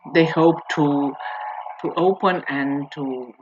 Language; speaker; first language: English; non-native, learner; Italian